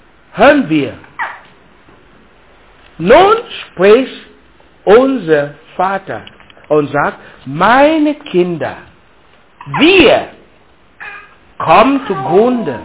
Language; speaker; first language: German; non-native, learner; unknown